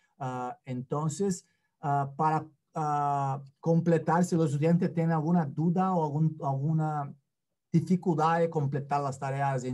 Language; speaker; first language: Spanish; non-native, fluent; Portuguese